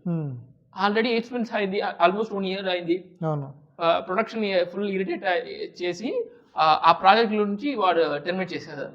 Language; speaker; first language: Telugu; non-native, learner; Tamil